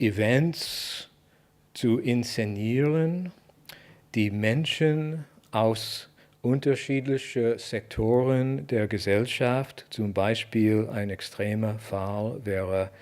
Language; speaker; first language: German; non-native, fluent; English